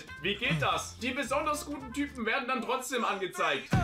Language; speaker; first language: German; native; German